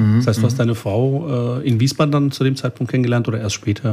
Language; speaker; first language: German; early bilingual, other home language; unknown